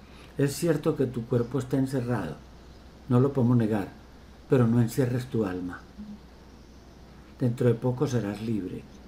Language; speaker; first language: Spanish; native; Spanish